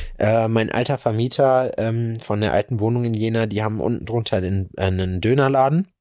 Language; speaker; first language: German; native; German